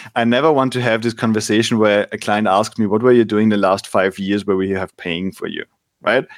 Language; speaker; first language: English; non-native, fluent; German